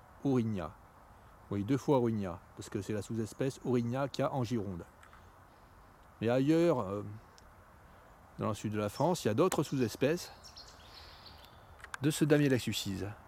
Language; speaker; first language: French; native; French